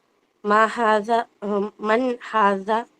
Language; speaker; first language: Arabic; non-native, learner; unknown